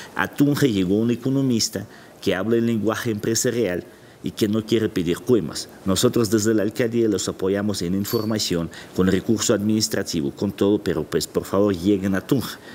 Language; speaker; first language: Spanish; non-native, fluent; Russian